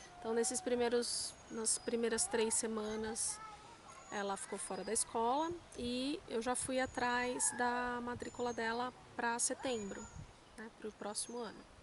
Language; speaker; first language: Portuguese; native; Portuguese